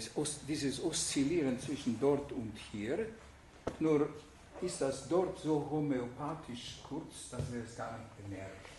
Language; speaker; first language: German; non-native, fluent; Hungarian